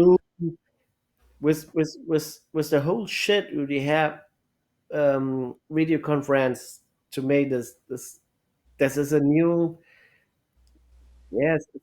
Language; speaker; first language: English; non-native, learner; German